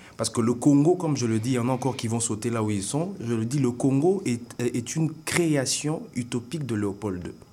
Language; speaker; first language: French; non-native, local second language; Lingala